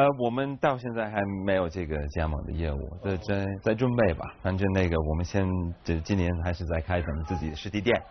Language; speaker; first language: Chinese; non-native, fluent; English